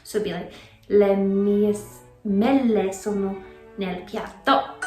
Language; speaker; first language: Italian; non-native, learner; English